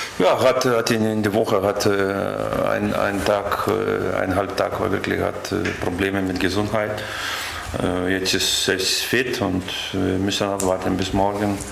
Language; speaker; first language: German; non-native, learner; Lithuanian